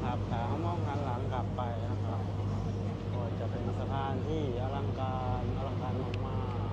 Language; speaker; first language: Thai; native; Thai